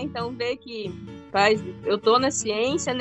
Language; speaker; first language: Portuguese; native; Portuguese